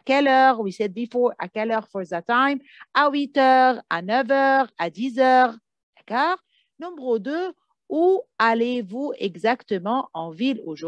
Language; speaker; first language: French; non-native, fluent; Arabic